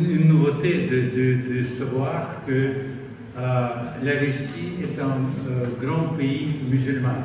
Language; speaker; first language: French; non-native, fluent; Russian